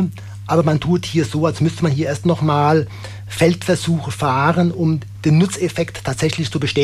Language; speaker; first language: German; native; German